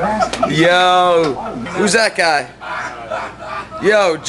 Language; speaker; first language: English; native; English